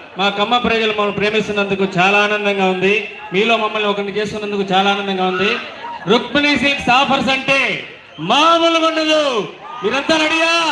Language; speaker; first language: Telugu; native; Telugu